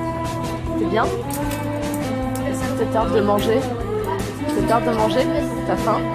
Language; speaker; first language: French; native; French